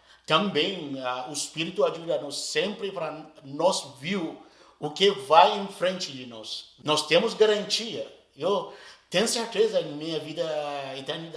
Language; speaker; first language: Portuguese; non-native, learner; Arabic